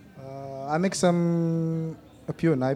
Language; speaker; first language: English; non-native, learner; Indonesian